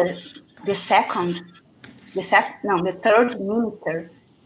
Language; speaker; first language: English; non-native, fluent; Portuguese